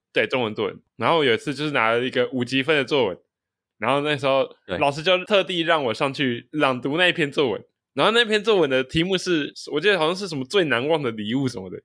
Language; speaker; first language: Chinese; native; Chinese